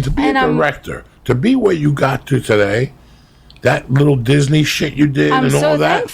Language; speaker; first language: English; native; English